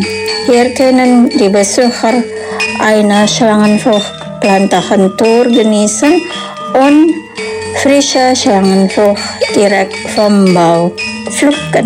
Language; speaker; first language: German; non-native, learner; Indonesian